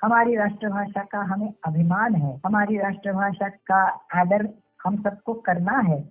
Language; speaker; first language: Hindi; non-native, local second language; Marathi